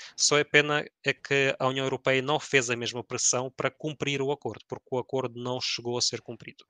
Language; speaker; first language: Portuguese; early bilingual, other home language; Ukrainian